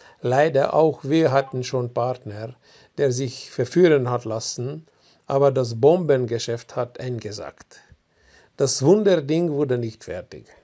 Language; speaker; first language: German; non-native, fluent; Hungarian